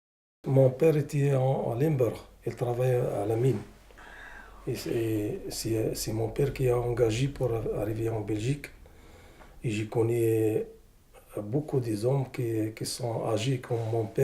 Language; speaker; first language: French; non-native, learner; Arabic